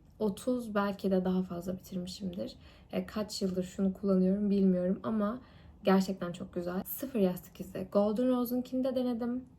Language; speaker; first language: Turkish; early bilingual, heritage; Turkish